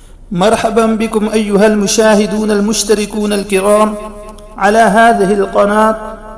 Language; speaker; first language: Arabic; non-native, fluent; Urdu